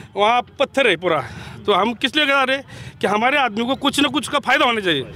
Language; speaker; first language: Hindi; non-native, local second language; Marathi